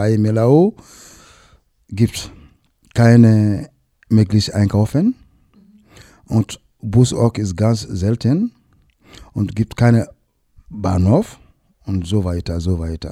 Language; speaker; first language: German; non-native, learner; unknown